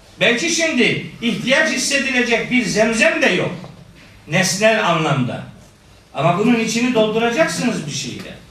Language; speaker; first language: Turkish; native; Turkish